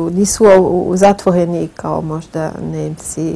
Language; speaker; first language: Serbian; non-native, fluent; French